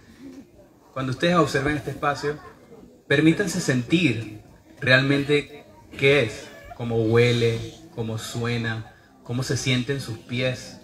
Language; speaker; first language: Spanish; native; Spanish